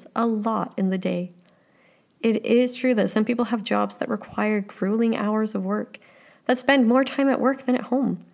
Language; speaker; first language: English; native; English